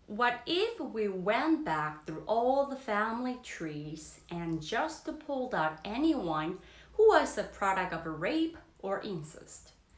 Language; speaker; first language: English; non-native, fluent; Korean